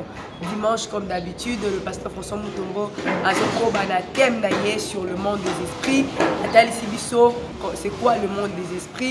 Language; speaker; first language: French; non-native, local second language; Lingala